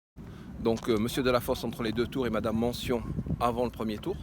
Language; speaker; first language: French; native; French